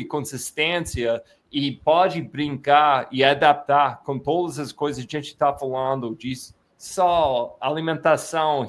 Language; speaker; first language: Portuguese; non-native, fluent; English